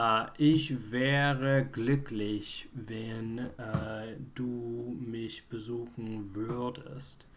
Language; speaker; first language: German; non-native, fluent; English